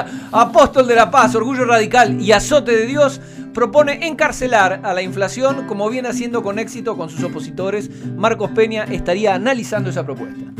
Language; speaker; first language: Spanish; native; Spanish